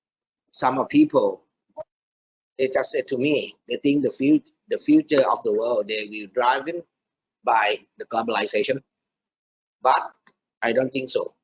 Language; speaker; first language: English; non-native, learner; Thai